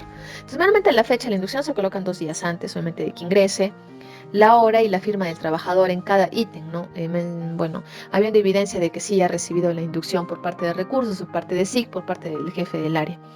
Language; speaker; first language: Spanish; native; Spanish